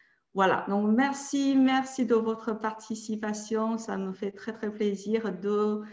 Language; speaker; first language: French; native; French